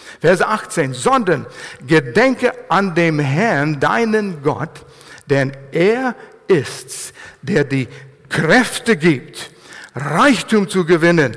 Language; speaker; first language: German; non-native, fluent; English